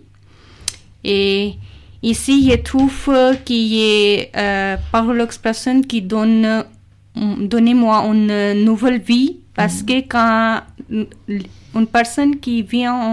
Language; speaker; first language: French; non-native, learner; Urdu